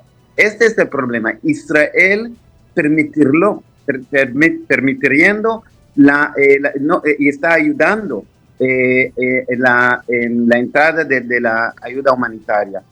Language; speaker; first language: Spanish; non-native, fluent; Hebrew